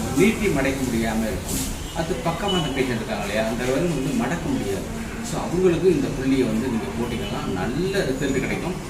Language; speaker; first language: Tamil; native; Tamil